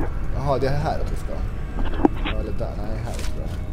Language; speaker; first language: Swedish; native; Swedish